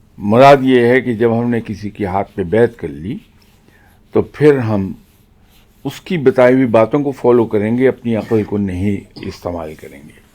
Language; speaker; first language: Urdu; non-native, local second language; Punjabi